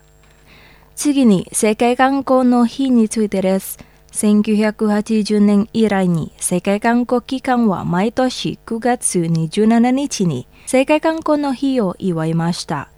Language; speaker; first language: Japanese; non-native, fluent; Indonesian